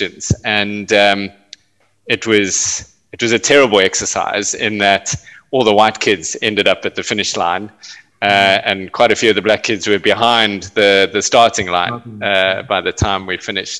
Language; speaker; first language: English; native; English